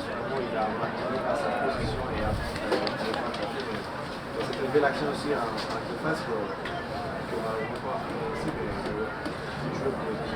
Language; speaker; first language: French; non-native, fluent; English